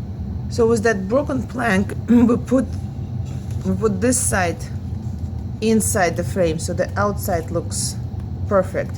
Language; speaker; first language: English; non-native, fluent; Russian